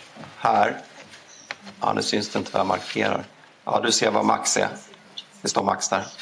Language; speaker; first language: Swedish; native; Swedish